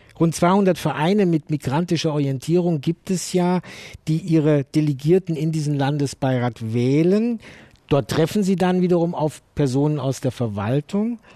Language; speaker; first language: German; native; German